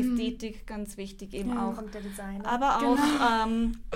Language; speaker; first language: German; native; German